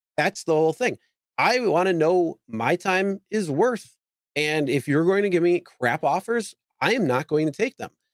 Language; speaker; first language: English; native; English